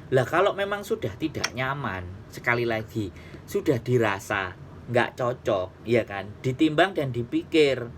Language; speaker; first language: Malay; non-native, local second language; Javanese